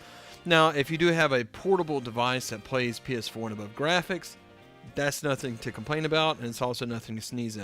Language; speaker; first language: English; native; English